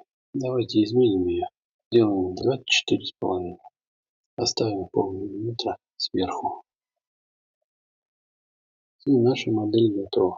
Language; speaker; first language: Russian; native; Russian